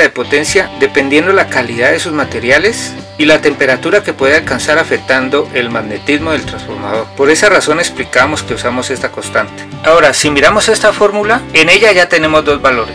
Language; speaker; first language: Spanish; native; Spanish